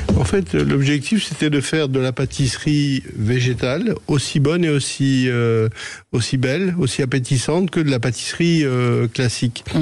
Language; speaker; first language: French; native; French